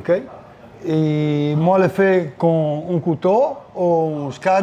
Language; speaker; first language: French; non-native, learner; Italian